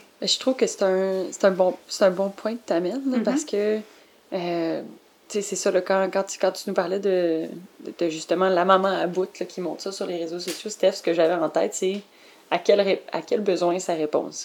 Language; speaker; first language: French; native; French